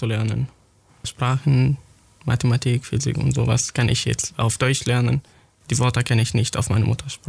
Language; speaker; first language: German; non-native, fluent; Arabic